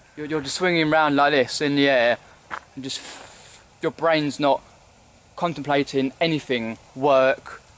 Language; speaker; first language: English; native; English